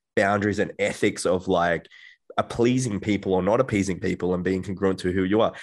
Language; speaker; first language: English; native; English